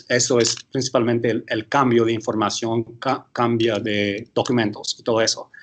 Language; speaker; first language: Spanish; early bilingual, heritage; English